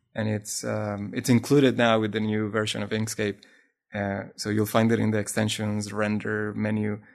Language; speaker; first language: English; non-native, fluent; Spanish